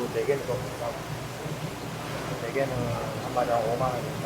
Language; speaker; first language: Korean; native; Korean